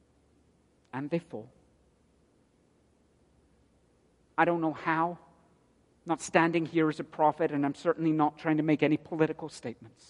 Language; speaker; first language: English; native; English